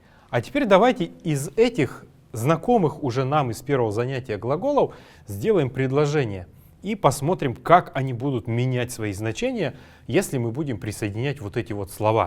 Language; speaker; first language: Russian; native; Russian